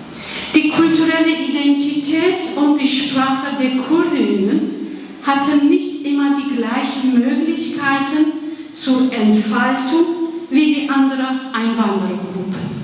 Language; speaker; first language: German; non-native, fluent; Kurdish